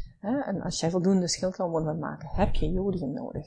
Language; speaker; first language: Dutch; native; Dutch